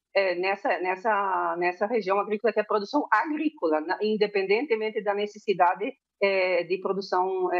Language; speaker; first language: Portuguese; early bilingual, heritage; Spanish